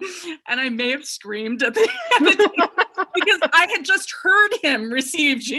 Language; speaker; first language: English; native; English